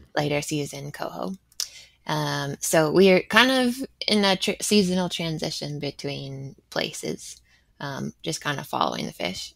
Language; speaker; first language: English; native; English